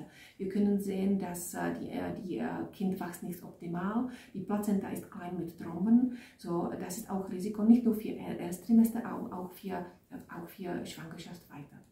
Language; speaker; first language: German; non-native, fluent; Czech